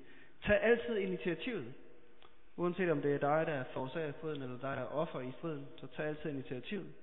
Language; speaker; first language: Danish; native; Danish